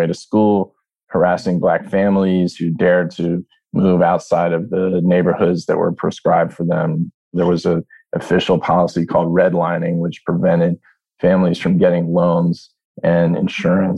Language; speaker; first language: English; native; English